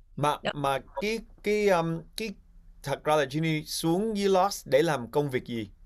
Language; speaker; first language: Vietnamese; early bilingual, heritage; Vietnamese